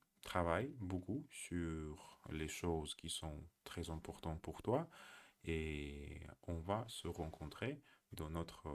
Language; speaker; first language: French; non-native, learner; Russian